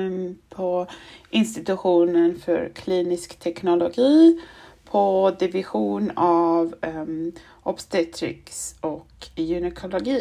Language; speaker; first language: Swedish; non-native, fluent; German